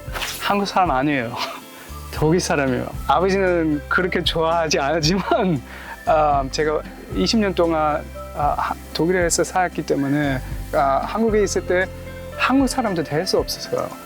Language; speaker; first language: Korean; early bilingual, heritage; Korean